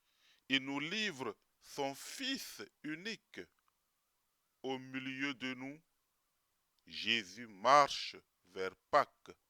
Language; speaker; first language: French; native; French